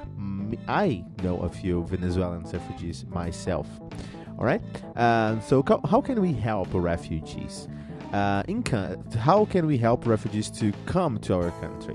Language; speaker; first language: English; non-native, fluent; Portuguese